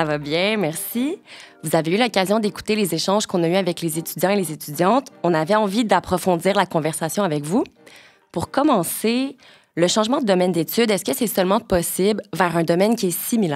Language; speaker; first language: French; native; French